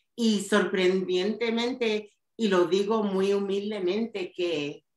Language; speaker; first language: Spanish; early bilingual, heritage; Spanish